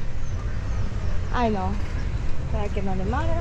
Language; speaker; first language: Spanish; non-native, learner; Japanese